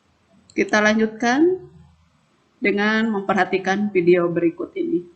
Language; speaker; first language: Indonesian; native; Indonesian